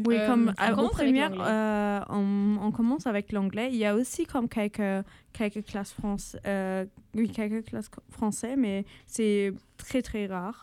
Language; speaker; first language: French; non-native, fluent; German